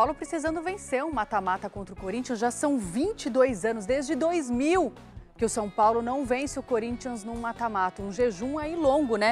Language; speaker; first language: Portuguese; native; Portuguese